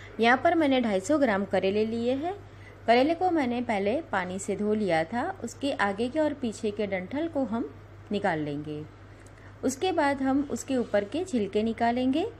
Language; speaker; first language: Hindi; non-native, local second language; Gujarati